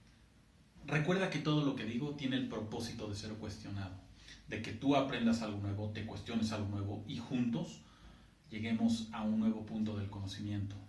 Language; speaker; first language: Spanish; native; Spanish